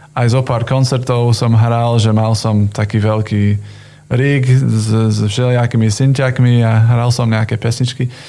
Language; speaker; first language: Slovak; non-native, fluent; English